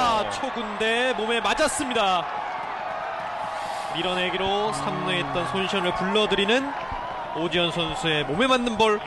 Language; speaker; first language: Korean; native; Korean